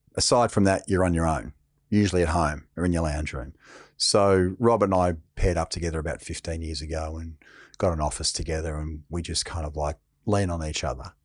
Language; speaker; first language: English; native; English